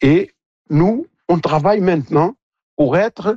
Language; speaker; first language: French; non-native, local second language; Portuguese